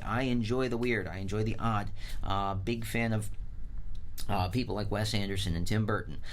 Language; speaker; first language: English; native; English